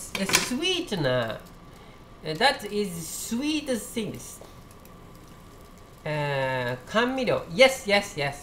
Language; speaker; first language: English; non-native, learner; Japanese